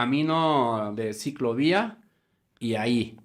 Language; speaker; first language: Spanish; non-native, fluent; German